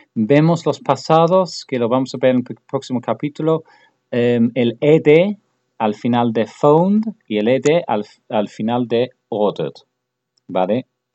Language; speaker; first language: Spanish; non-native, fluent; English